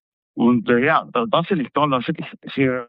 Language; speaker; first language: German; non-native, fluent; Spanish